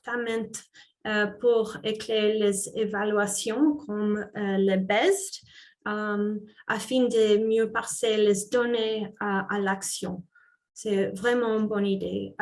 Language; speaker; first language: French; non-native, fluent; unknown